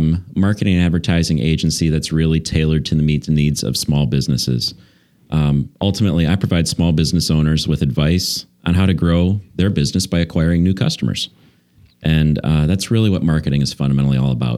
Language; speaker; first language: English; native; English